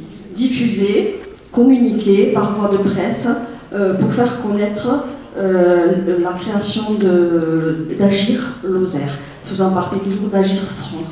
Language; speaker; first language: French; native; French